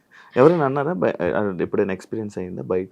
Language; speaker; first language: Telugu; native; Telugu